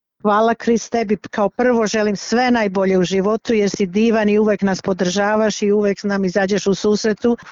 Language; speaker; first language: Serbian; early bilingual, other home language; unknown